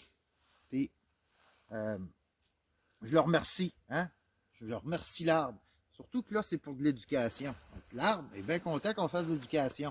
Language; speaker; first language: French; native; French